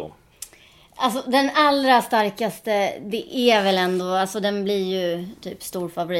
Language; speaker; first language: Swedish; native; Swedish